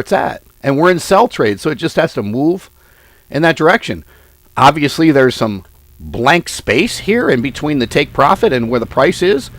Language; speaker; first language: English; native; English